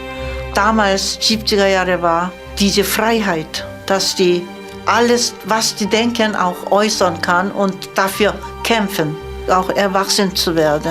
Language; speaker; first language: German; non-native, fluent; Korean